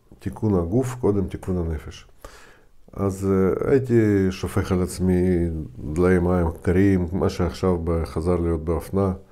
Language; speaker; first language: Hebrew; non-native, fluent; Russian